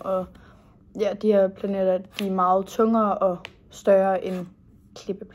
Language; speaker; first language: Danish; native; Danish